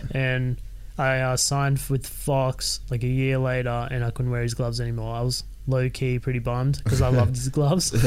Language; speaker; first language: English; native; English